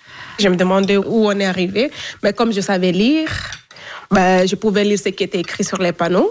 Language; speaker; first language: French; non-native, local second language; Fula